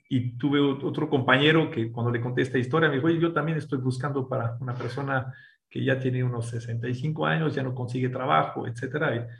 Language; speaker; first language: Spanish; non-native, fluent; French